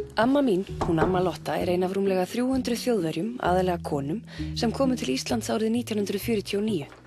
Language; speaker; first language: Icelandic; native; Icelandic